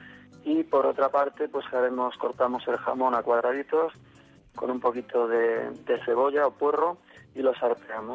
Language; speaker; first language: Spanish; native; Spanish